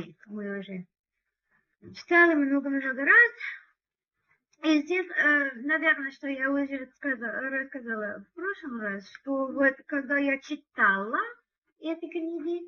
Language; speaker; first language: Russian; non-native, learner; English